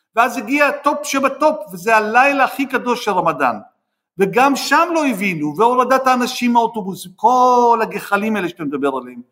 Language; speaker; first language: Hebrew; native; Hebrew